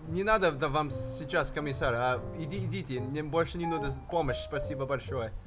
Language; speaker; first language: Russian; early bilingual, heritage; Russian